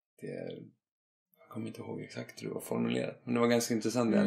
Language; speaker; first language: Swedish; native; Swedish